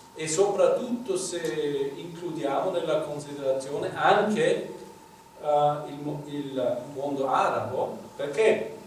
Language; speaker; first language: Italian; non-native, fluent; German